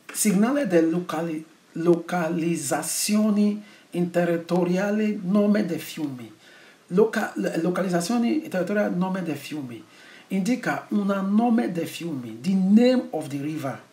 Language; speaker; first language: Italian; non-native, learner; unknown